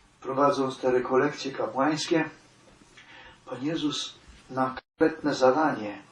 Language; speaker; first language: Polish; native; Polish